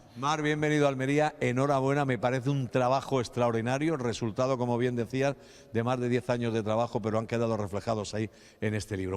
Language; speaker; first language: Spanish; native; Spanish